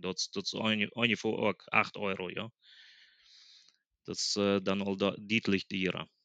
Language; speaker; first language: German; early bilingual, other home language; Plautdietsch